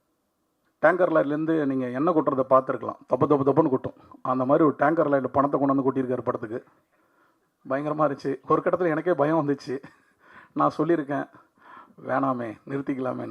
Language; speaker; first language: Tamil; native; Tamil